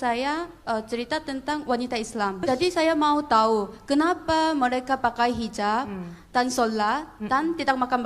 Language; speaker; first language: Indonesian; non-native, learner; Korean